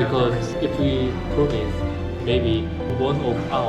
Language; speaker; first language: English; non-native, learner; Korean